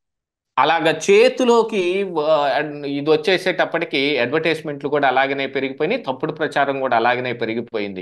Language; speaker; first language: Telugu; native; Telugu